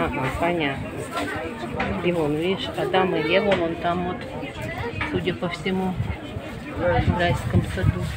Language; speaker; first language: Russian; native; Russian